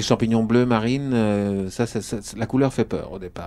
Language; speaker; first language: French; native; French